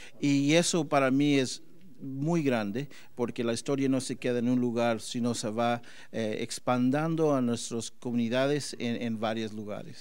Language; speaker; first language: Spanish; early bilingual, heritage; Spanish